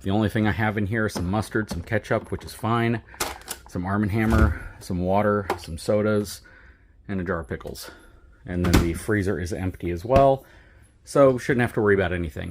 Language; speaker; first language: English; native; English